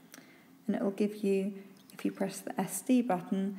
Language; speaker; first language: English; native; English